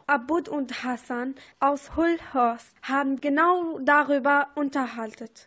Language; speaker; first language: German; non-native, learner; Arabic